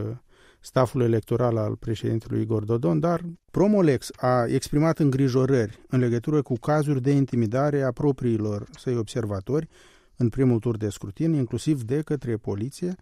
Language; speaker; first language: Romanian; native; Romanian